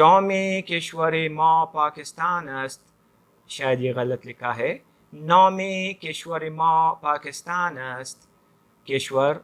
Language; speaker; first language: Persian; non-native, fluent; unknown